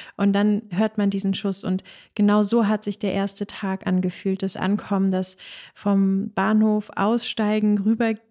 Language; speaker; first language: German; native; German